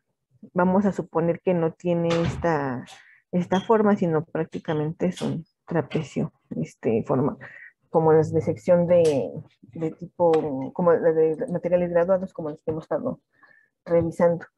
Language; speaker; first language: Spanish; native; Spanish